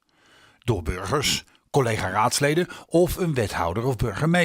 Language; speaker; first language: Dutch; native; Dutch